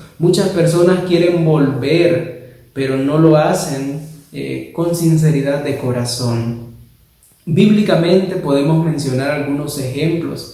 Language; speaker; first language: Spanish; native; Spanish